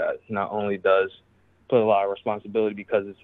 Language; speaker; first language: English; native; English